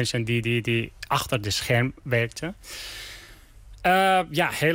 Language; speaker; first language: Dutch; non-native, learner; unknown